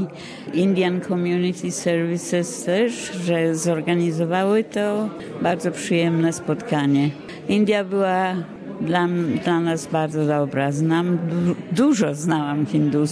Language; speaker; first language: Polish; early bilingual, heritage; Polish